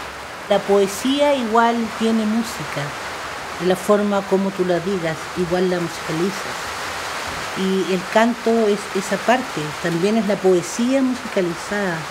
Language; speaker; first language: Spanish; native; Spanish